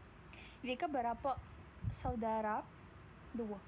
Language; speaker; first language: Indonesian; non-native, learner; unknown